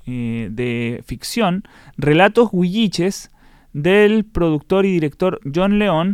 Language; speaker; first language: Spanish; native; Spanish